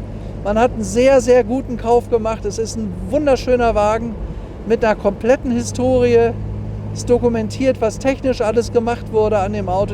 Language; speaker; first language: German; native; German